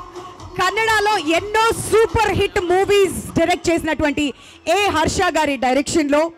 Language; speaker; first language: Telugu; native; Telugu